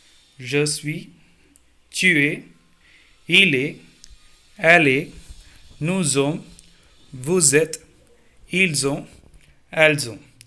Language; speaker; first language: French; non-native, learner; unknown